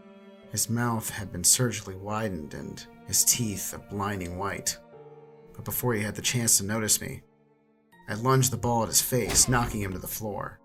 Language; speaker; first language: English; native; English